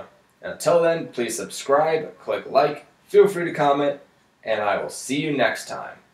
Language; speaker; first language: English; native; English